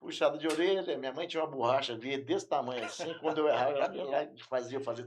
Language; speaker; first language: Portuguese; native; Portuguese